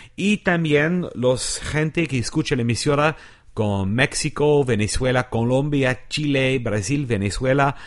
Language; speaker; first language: Spanish; non-native, learner; English